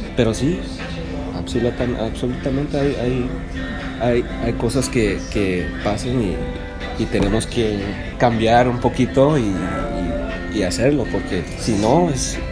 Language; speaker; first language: Spanish; early bilingual, heritage; Spanish